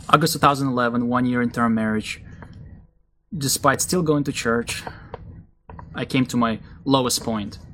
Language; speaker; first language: English; early bilingual, other home language; Russian